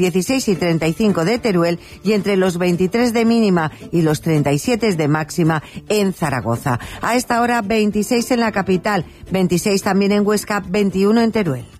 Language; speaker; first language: Spanish; native; Spanish